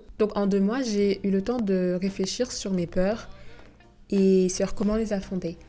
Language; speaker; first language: French; native; French